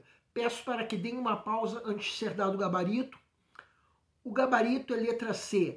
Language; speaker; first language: Portuguese; native; Portuguese